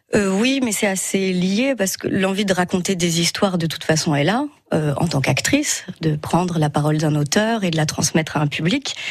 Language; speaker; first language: French; native; French